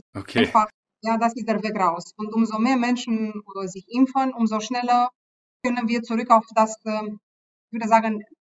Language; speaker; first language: German; non-native, fluent; Romanian